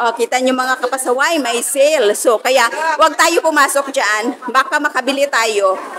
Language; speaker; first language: Filipino; non-native, local second language; Hiligaynon